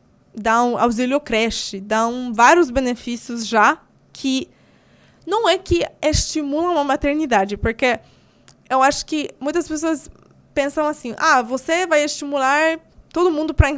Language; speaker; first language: Portuguese; non-native, fluent; Polish